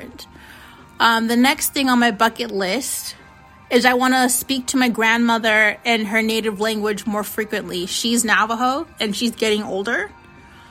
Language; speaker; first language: English; early bilingual, other home language; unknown